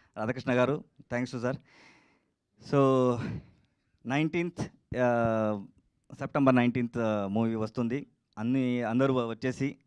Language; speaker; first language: Telugu; non-native, learner; Kannada